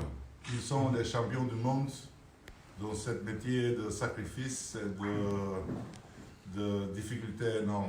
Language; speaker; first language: French; non-native, fluent; Albanian